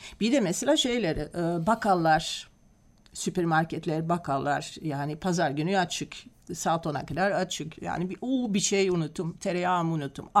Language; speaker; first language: Turkish; non-native, fluent; Dutch